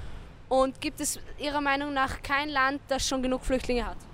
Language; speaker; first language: German; native; German